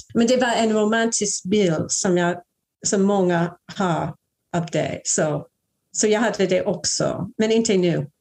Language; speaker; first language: Swedish; non-native, fluent; English